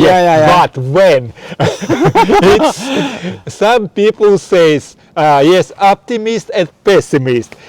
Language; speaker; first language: English; non-native, learner; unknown